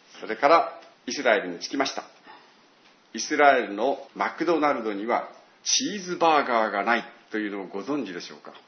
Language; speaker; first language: Japanese; native; Japanese